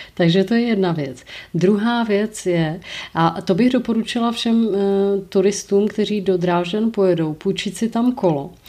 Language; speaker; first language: Czech; native; Czech